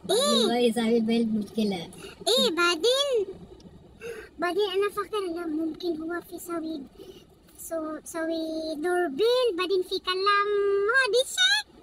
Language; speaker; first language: Arabic; non-native, learner; Filipino